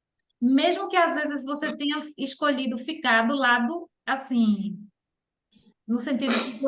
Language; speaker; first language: Portuguese; native; Portuguese